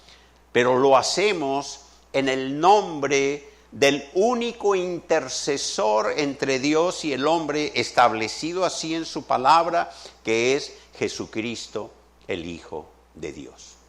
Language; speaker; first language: Spanish; native; Spanish